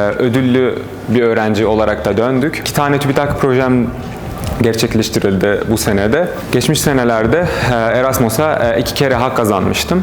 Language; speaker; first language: Turkish; non-native, fluent; Arabic